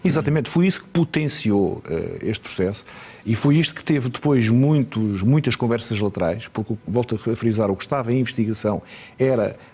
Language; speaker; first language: Portuguese; native; Portuguese